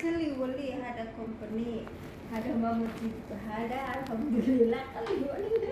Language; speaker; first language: Arabic; non-native, learner; Indonesian